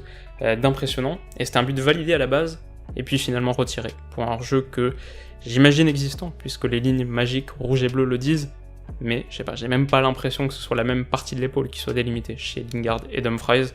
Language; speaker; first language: French; native; French